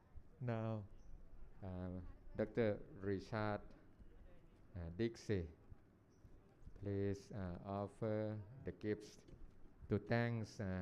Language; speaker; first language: English; non-native, learner; Thai